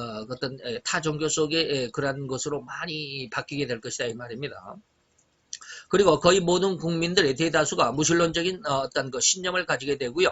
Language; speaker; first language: Korean; native; Korean